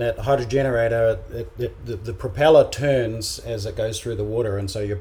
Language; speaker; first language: English; native; English